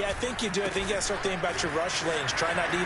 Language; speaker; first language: English; native; English